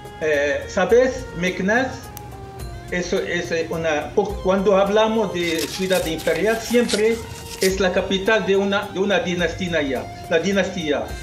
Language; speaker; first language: Spanish; non-native, local second language; Arabic